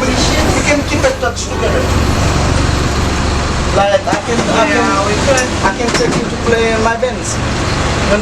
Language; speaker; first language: English; non-native, learner; Haitian Creole